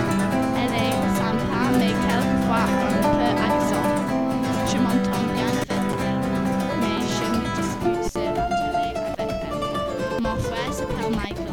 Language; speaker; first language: French; non-native, learner; English